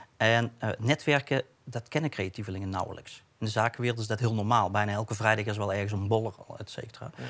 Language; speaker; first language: Dutch; native; Dutch